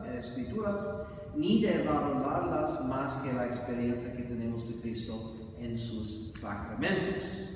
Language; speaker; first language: Spanish; non-native, fluent; English